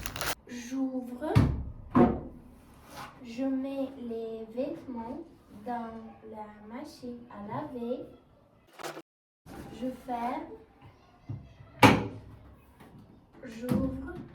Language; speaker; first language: French; non-native, learner; Russian